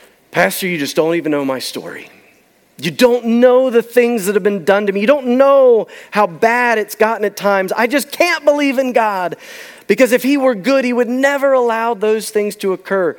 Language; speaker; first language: English; native; English